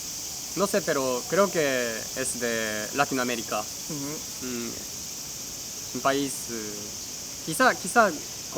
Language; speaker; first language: Spanish; non-native, learner; Japanese